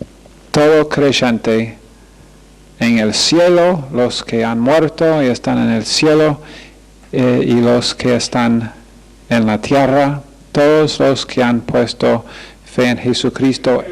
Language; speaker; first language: Spanish; non-native, fluent; English